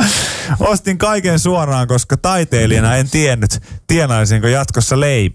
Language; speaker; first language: Finnish; native; Finnish